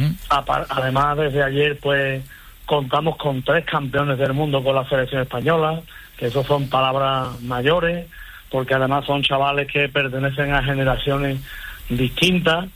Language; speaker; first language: Spanish; native; Spanish